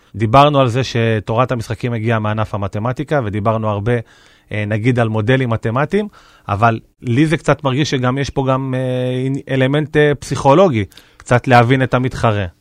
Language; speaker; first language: Hebrew; native; Hebrew